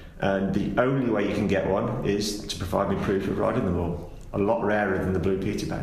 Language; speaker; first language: English; native; English